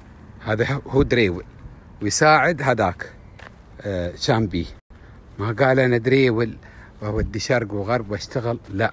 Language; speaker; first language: Arabic; native; Arabic